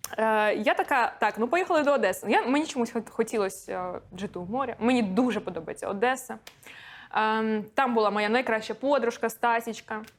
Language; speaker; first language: Ukrainian; non-native, local second language; Russian